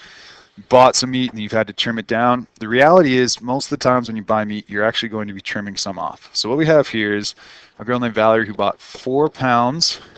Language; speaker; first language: English; native; English